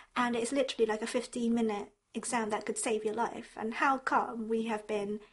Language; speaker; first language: English; early bilingual, other home language; Japanese